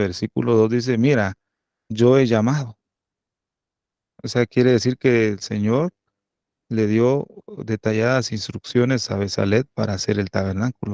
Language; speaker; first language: Spanish; native; Spanish